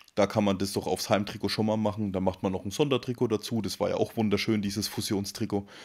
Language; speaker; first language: German; native; German